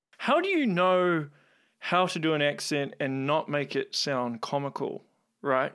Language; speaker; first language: English; native; English